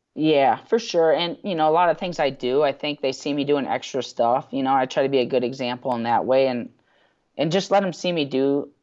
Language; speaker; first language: English; native; English